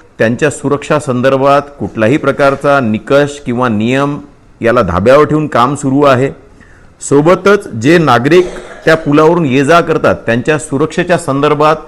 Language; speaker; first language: Marathi; native; Marathi